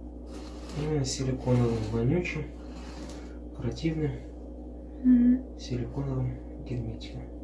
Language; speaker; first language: Russian; native; Russian